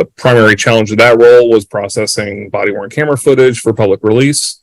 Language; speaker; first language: English; native; English